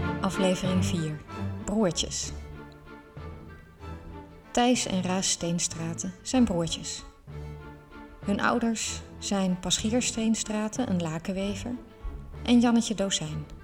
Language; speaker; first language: Dutch; native; Dutch